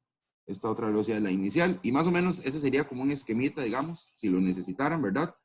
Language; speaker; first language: Spanish; native; Spanish